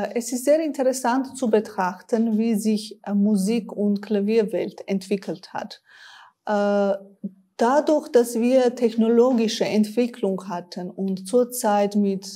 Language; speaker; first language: German; non-native, fluent; Armenian